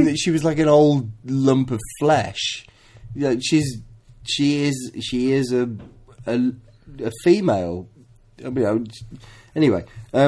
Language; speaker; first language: English; native; English